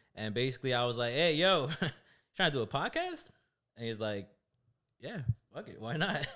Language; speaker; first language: English; native; English